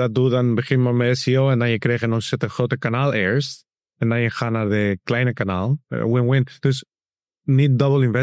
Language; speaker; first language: Dutch; non-native, learner; Spanish